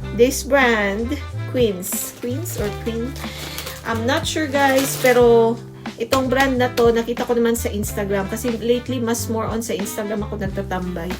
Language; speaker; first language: Filipino; native; Filipino